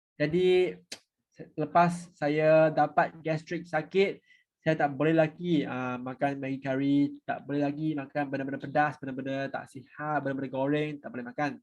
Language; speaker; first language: Malay; non-native, local second language; Chinese